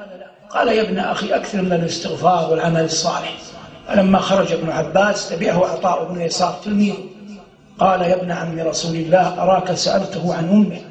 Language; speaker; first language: Arabic; native; Arabic